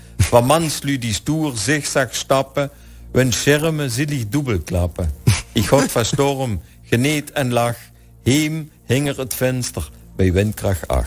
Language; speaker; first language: Dutch; non-native, local second language; Limburgish